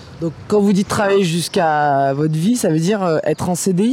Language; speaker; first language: French; native; French